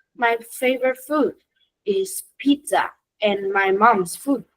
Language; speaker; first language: English; non-native, learner; Vietnamese